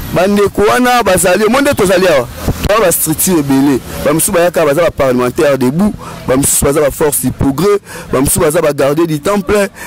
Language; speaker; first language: Lingala; non-native, local second language; Kongo